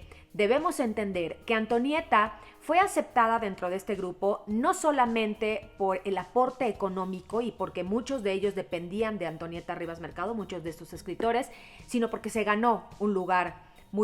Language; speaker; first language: Spanish; native; Spanish